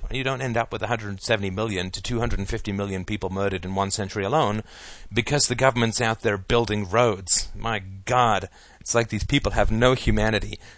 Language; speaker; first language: English; native; English